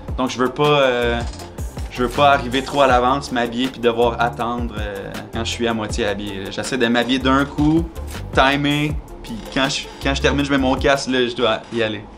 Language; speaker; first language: French; native; French